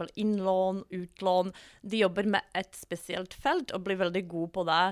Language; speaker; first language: Norwegian; non-native, fluent; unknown